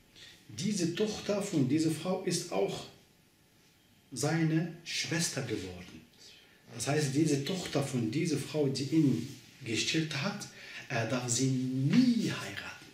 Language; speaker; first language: German; non-native, learner; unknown